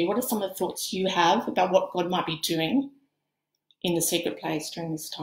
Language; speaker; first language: English; native; English